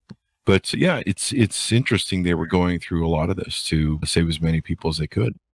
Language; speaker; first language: English; native; English